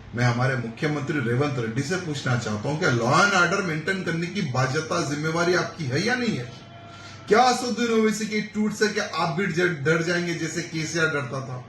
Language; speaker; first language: Hindi; non-native, local second language; Telugu